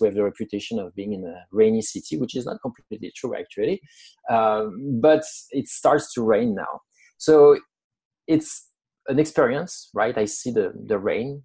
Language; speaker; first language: English; non-native, fluent; French